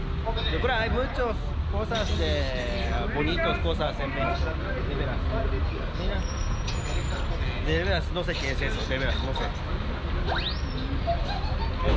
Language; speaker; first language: Spanish; non-native, learner; Japanese